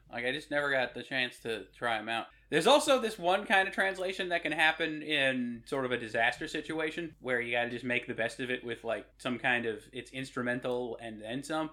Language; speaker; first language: English; native; English